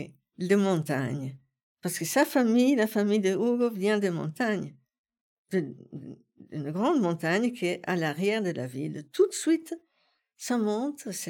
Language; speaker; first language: French; non-native, fluent; Italian